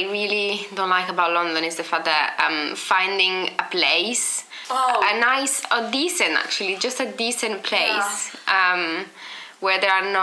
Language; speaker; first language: English; non-native, fluent; Italian